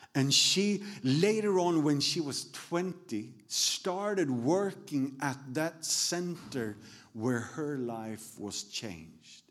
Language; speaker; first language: English; non-native, fluent; Swedish